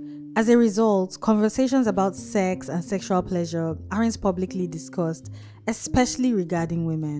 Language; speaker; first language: English; non-native, local second language; Hausa